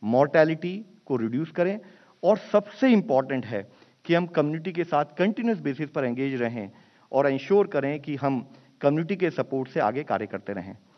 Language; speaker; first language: Hindi; native; Hindi